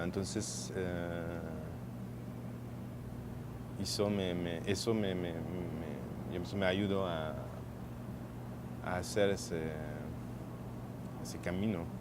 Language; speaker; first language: Spanish; non-native, fluent; French